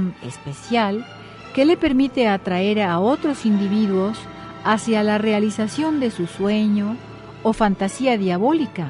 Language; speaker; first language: Spanish; native; Spanish